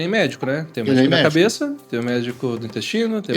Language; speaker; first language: Portuguese; native; Portuguese